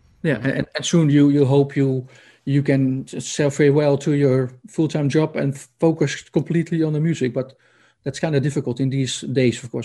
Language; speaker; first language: English; non-native, fluent; Dutch